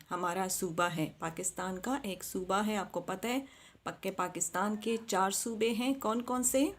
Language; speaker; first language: Urdu; non-native, local second language; Pashto